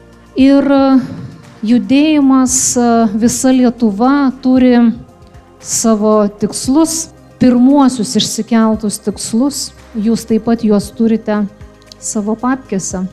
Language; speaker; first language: Lithuanian; native; Lithuanian